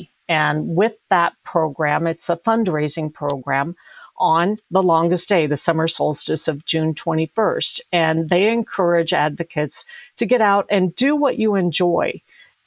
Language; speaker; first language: English; native; English